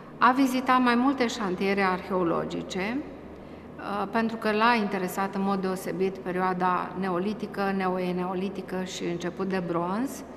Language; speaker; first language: Romanian; native; Romanian